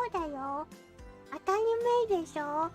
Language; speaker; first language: Japanese; non-native, learner; English